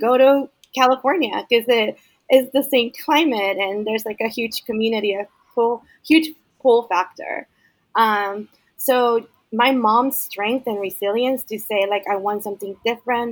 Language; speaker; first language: English; early bilingual, other home language; Spanish